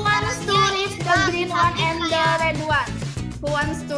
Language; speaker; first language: English; non-native, local second language; Indonesian